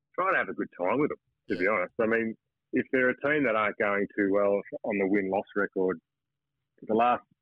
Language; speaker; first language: English; native; English